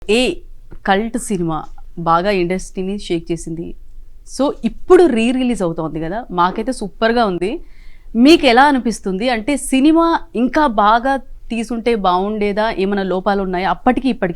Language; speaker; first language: Telugu; native; Telugu